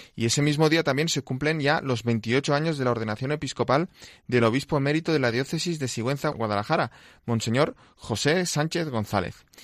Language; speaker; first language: Spanish; non-native, local second language; Catalan